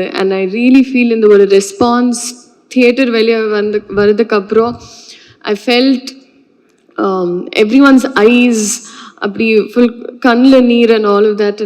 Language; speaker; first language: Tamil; non-native, learner; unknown